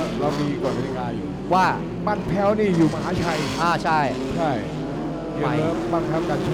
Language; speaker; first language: Thai; native; Thai